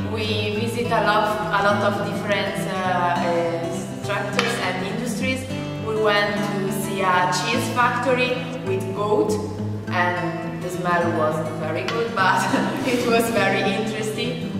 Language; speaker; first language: English; non-native, learner; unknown